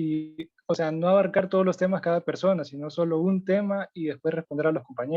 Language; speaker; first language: Spanish; native; Spanish